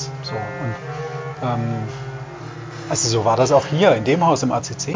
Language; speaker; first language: German; native; German